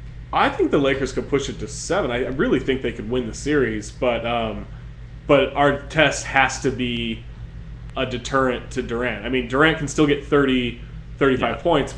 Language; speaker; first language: English; native; English